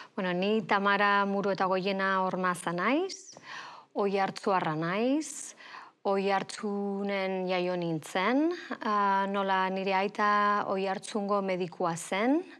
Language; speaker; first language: Basque; non-native, local second language; Spanish